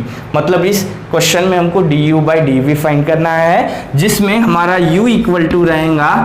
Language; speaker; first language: Hindi; native; Hindi